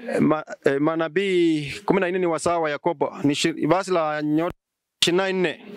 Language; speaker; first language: Swahili; non-native, local second language; Luyia